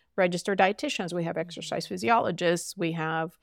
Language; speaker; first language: English; non-native, fluent; Portuguese